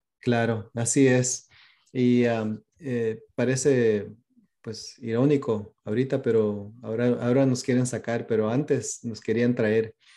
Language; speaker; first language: Spanish; early bilingual, heritage; Spanish